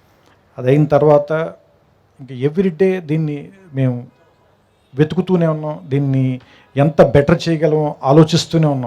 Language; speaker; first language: Telugu; native; Telugu